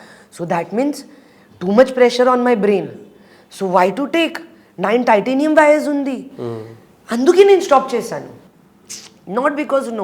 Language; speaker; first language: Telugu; non-native, learner; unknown